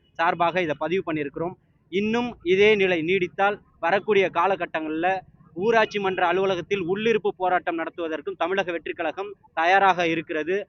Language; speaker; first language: Tamil; native; Tamil